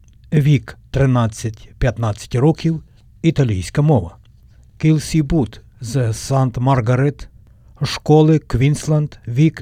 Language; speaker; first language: Ukrainian; native; Ukrainian